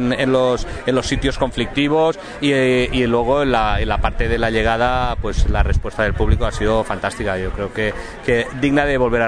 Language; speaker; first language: Spanish; native; Spanish